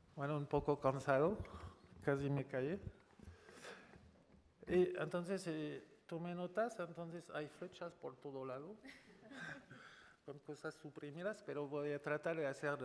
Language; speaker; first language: Spanish; non-native, fluent; French